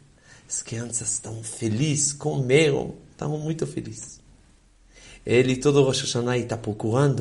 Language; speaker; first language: Portuguese; non-native, fluent; Hebrew